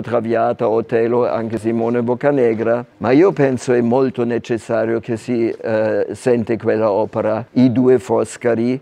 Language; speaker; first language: Italian; non-native, fluent; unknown